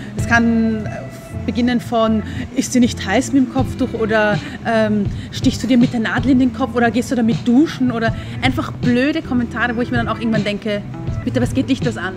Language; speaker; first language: German; early bilingual, other home language; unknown